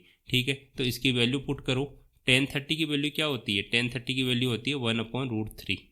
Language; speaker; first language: Hindi; native; Hindi